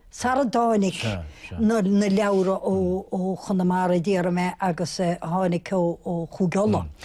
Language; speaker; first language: Irish; native; Irish